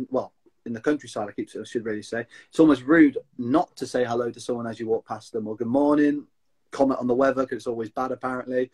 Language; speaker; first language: English; native; English